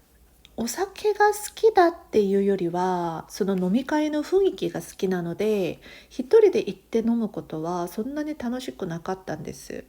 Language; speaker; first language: Japanese; non-native, fluent; Korean